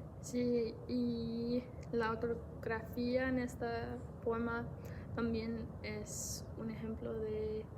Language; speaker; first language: Spanish; non-native, fluent; English